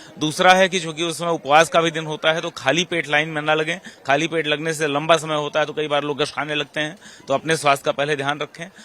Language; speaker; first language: Hindi; native; Hindi